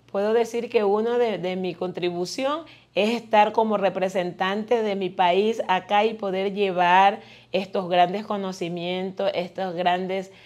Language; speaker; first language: Spanish; native; Spanish